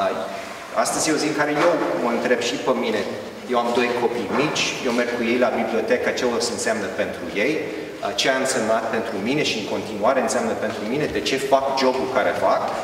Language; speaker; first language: Romanian; early bilingual, heritage; Romanian